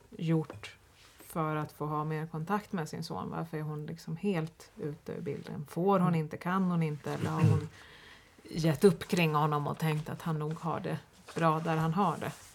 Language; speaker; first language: Swedish; native; Swedish